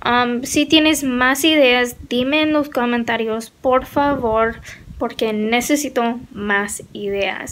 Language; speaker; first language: Spanish; non-native, learner; English